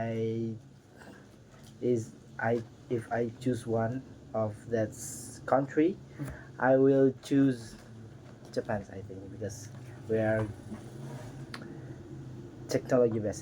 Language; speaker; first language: English; non-native, learner; Indonesian